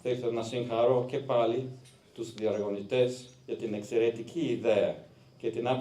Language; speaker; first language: Greek; non-native, learner; English